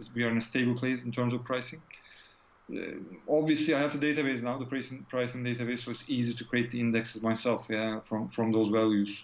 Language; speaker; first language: English; non-native, fluent; Turkish